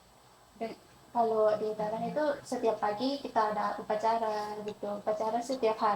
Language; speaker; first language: Indonesian; non-native, fluent; Pattani Malay